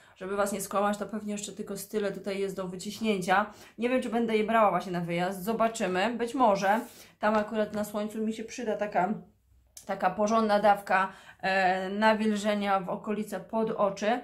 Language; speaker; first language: Polish; native; Polish